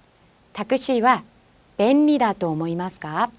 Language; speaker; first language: Japanese; non-native, fluent; Korean